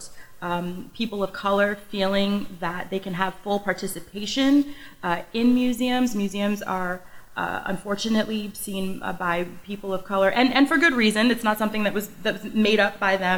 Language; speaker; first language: English; native; English